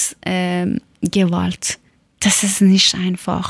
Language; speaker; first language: German; non-native, local second language; Persian